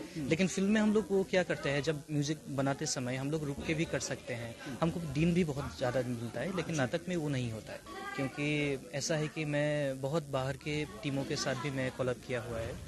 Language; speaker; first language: Hindi; non-native, local second language; Assamese